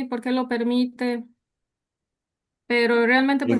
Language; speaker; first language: Spanish; native; Spanish